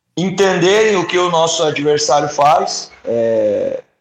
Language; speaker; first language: Portuguese; native; Portuguese